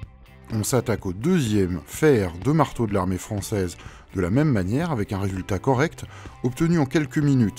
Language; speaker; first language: French; native; French